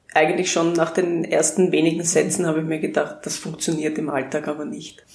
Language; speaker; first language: German; native; German